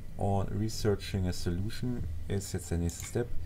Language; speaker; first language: German; native; German